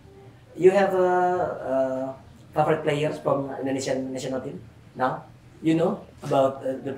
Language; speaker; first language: English; non-native, learner; Indonesian